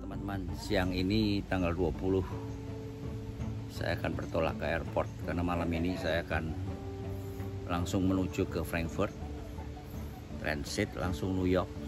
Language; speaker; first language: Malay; non-native, local second language; Javanese